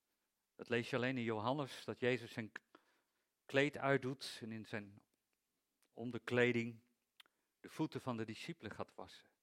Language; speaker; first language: Dutch; native; Dutch